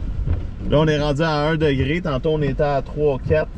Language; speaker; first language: French; native; French